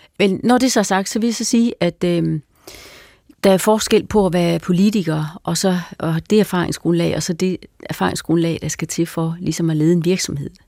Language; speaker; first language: Danish; native; Danish